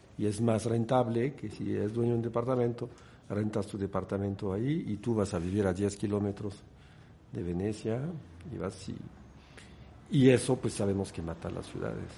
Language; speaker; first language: Spanish; non-native, fluent; French